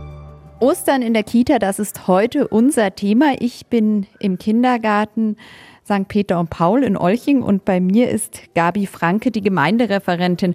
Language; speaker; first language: German; native; German